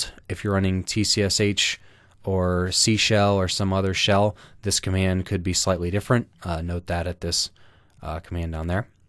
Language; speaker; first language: English; native; English